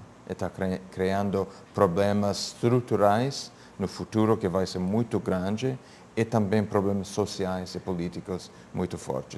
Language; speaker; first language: Portuguese; non-native, fluent; English